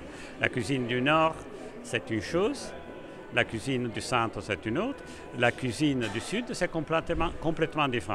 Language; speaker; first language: French; non-native, fluent; Italian